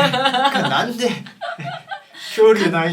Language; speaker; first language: Japanese; non-native, fluent; Korean